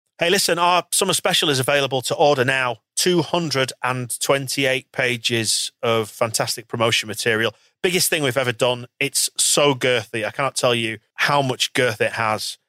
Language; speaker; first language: English; native; English